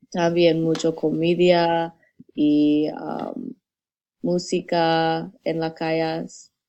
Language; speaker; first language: Spanish; non-native, learner; English